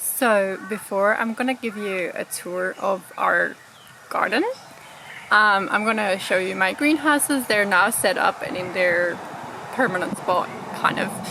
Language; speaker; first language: English; non-native, fluent; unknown